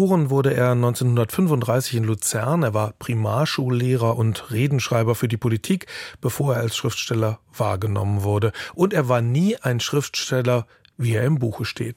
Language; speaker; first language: German; native; German